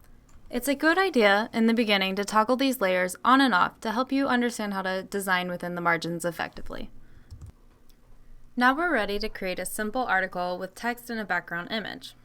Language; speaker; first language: English; native; English